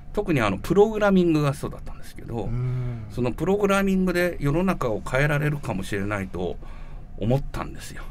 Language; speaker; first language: Japanese; native; Japanese